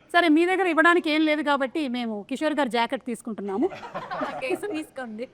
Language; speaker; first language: Telugu; non-native, local second language; Malayalam